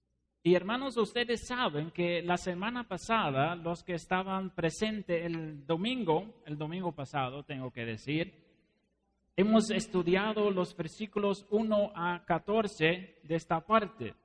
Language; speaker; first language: Spanish; non-native, fluent; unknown